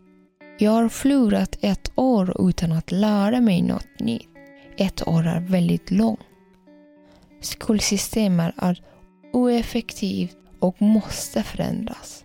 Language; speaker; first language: Swedish; non-native, learner; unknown